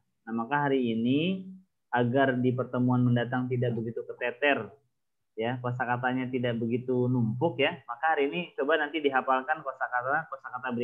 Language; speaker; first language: Indonesian; native; Indonesian